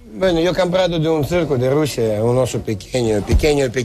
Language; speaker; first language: Spanish; non-native, learner; Russian